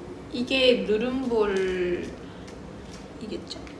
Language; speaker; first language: Korean; native; Korean